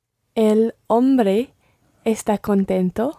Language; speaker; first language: Spanish; non-native, learner; English